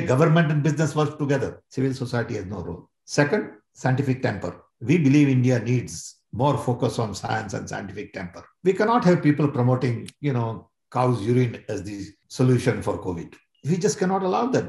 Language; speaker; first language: English; non-native, local second language; Gujarati